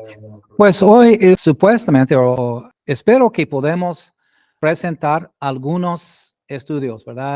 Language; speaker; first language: Spanish; non-native, fluent; English